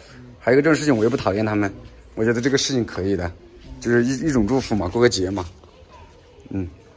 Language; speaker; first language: Chinese; native; Chinese